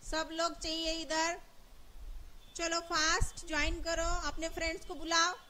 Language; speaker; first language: Hindi; non-native, local second language; Marathi